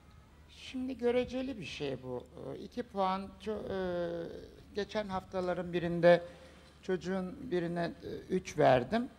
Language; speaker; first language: Turkish; native; Turkish